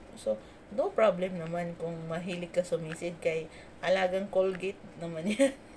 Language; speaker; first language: Filipino; non-native, local second language; Cebuano